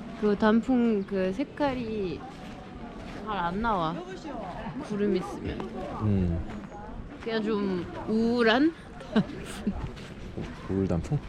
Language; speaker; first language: Korean; non-native, fluent; French